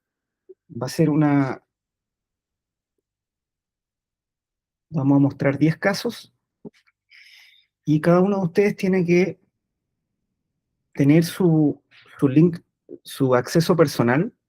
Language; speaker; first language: Spanish; native; Spanish